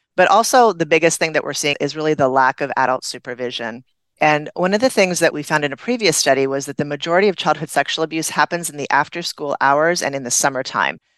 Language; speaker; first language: English; native; English